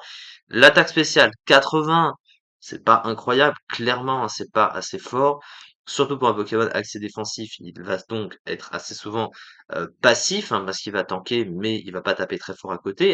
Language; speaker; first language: French; native; French